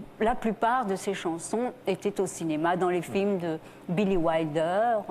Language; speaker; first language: French; non-native, fluent; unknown